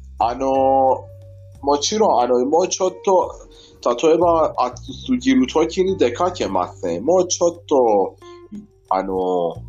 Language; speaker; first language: Japanese; non-native, learner; Persian